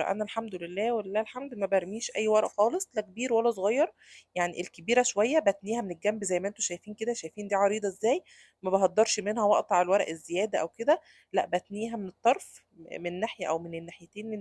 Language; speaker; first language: Arabic; native; Arabic